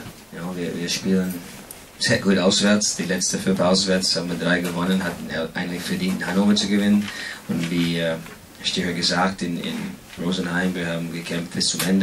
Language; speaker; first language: German; non-native, fluent; English